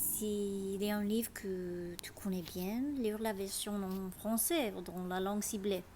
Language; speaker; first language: French; non-native, fluent; Spanish